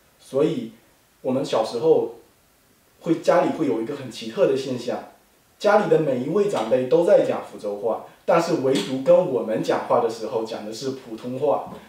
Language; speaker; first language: Chinese; native; Chinese